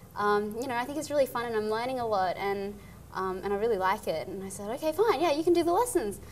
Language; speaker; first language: English; native; English